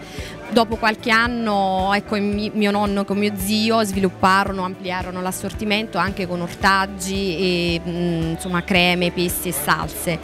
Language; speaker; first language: Italian; native; Italian